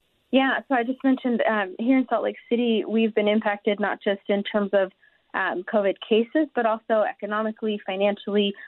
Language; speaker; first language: English; native; English